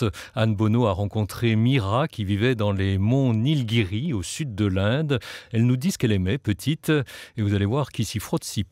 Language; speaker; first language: French; native; French